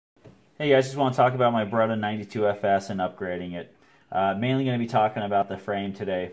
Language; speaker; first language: English; native; English